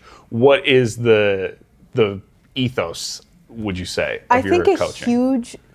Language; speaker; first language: English; native; English